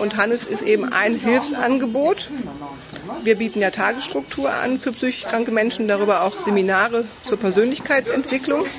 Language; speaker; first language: German; native; German